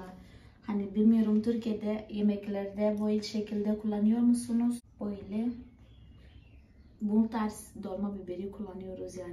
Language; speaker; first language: Turkish; non-native, fluent; Portuguese